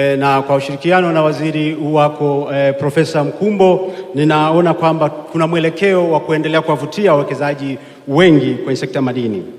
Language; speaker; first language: Swahili; native; Swahili